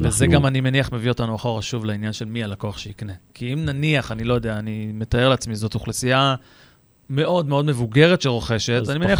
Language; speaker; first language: Hebrew; native; Hebrew